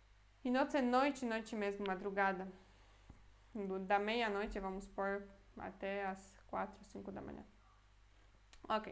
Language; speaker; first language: Portuguese; non-native, fluent; Polish